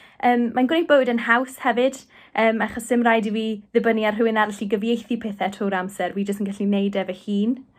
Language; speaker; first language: Welsh; non-native, local second language; English